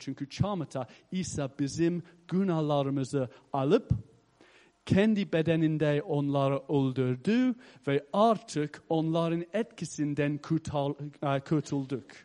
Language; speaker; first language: Turkish; non-native, fluent; English